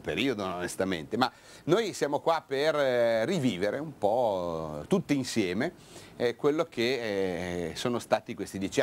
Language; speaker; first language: Italian; native; Italian